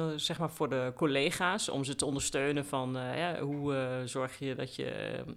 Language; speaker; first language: Dutch; native; Dutch